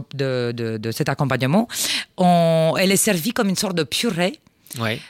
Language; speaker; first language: French; non-native, fluent; Romanian